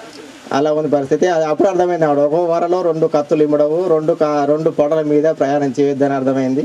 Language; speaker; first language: Telugu; native; Telugu